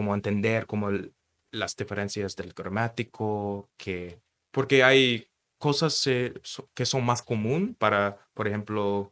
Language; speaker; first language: Spanish; non-native, fluent; English